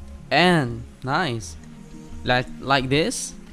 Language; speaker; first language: English; non-native, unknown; Indonesian